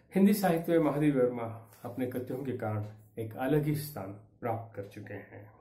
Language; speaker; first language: Hindi; non-native, local second language; Kannada